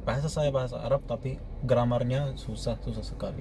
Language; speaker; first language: Indonesian; non-native, fluent; Arabic